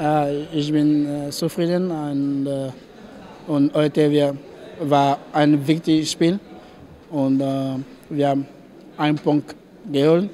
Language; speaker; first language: German; non-native, learner; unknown